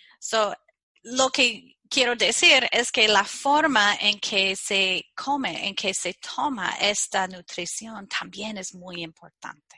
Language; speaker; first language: Spanish; non-native, fluent; English